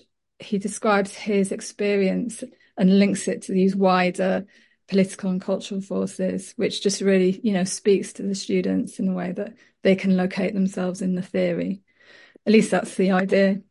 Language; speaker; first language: English; native; English